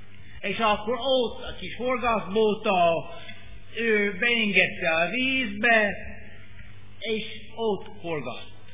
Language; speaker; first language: Hungarian; non-native, learner; English